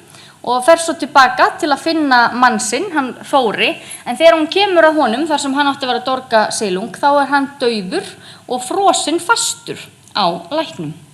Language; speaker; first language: Icelandic; native; Icelandic